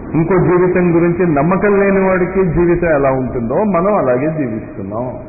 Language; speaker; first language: Telugu; non-native, fluent; Hindi